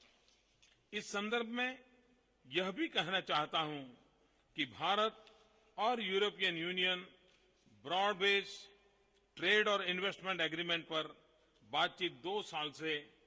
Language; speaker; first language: Hindi; non-native, local second language; Gujarati